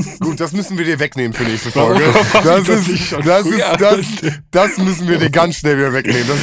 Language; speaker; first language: German; native; German